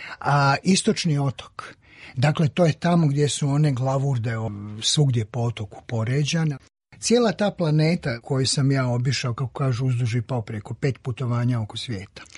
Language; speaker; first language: Croatian; native; Croatian